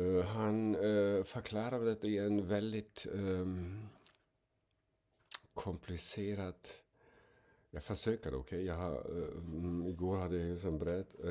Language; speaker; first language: Swedish; non-native, fluent; German